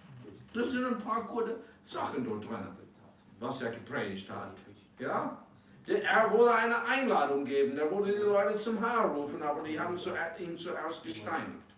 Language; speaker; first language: German; non-native, fluent; English